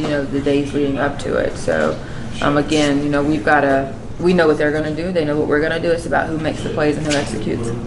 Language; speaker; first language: English; native; English